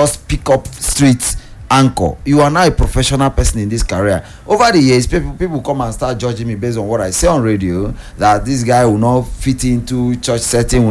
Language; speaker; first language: English; non-native, local second language; Igbo